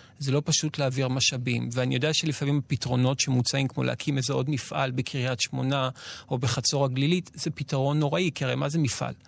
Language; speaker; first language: Hebrew; native; Hebrew